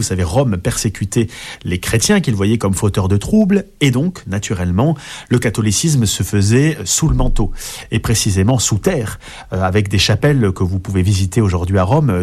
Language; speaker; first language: French; native; French